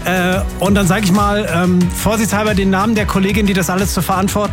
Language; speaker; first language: German; native; German